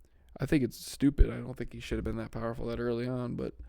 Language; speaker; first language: English; native; English